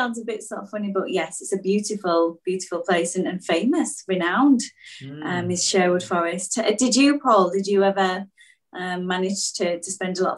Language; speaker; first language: English; native; English